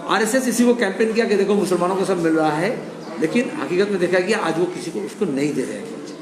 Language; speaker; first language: Hindi; non-native, local second language; Bangla